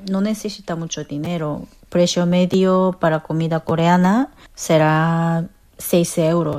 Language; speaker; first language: Spanish; non-native, fluent; Korean